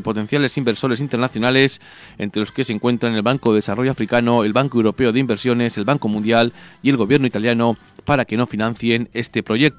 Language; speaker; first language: Spanish; native; Spanish